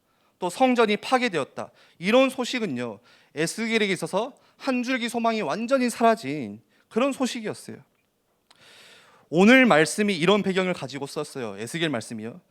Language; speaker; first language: Korean; native; Korean